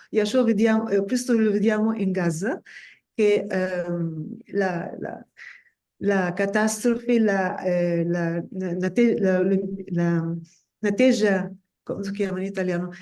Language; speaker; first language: Italian; non-native, fluent; Spanish